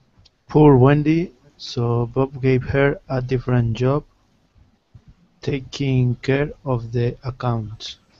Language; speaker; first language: English; non-native, learner; Spanish